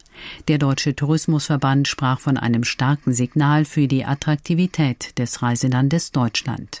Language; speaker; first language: German; native; German